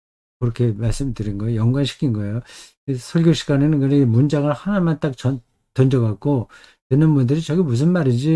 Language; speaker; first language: Korean; native; Korean